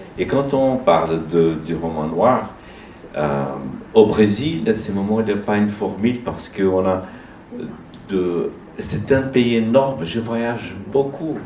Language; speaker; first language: French; non-native, fluent; Portuguese